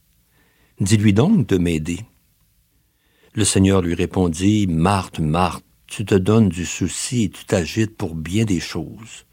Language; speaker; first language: French; native; French